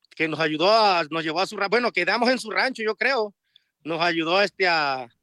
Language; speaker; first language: Spanish; native; Spanish